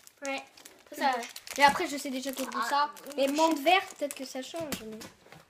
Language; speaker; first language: French; native; French